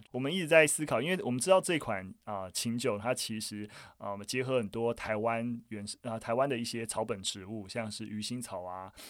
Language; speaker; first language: Chinese; native; Chinese